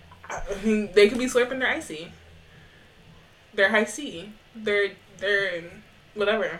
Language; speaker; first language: English; native; English